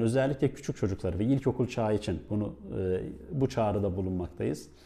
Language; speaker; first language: Turkish; native; Turkish